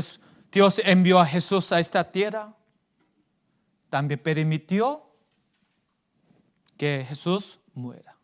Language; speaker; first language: Spanish; non-native, fluent; Korean